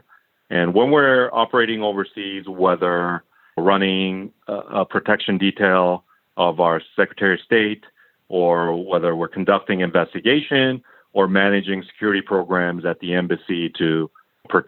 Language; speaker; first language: English; non-native, fluent; Korean